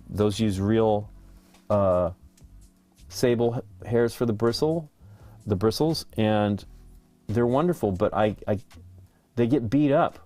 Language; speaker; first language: English; native; English